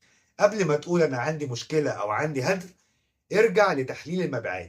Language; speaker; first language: Arabic; native; Arabic